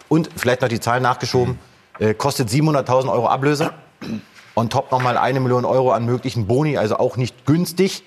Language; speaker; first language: German; native; German